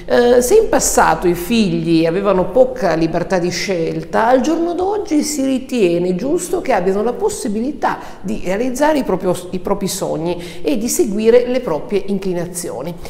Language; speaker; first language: Italian; native; Italian